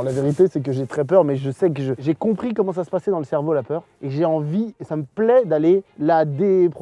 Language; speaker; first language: French; native; French